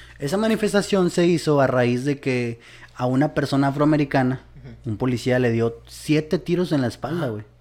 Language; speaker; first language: Spanish; native; Spanish